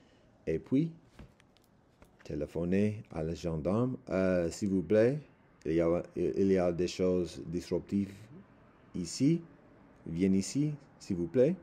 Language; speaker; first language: French; non-native, learner; English